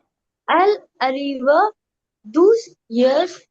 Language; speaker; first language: French; non-native, learner; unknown